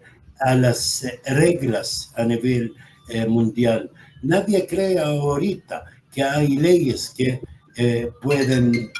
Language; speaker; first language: Spanish; non-native, fluent; Arabic